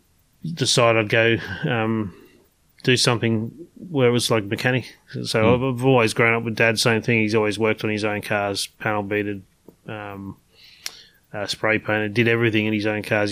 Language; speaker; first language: English; native; English